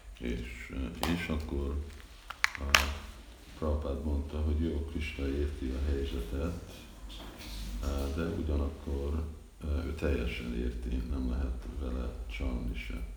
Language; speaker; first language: Hungarian; early bilingual, heritage; Hungarian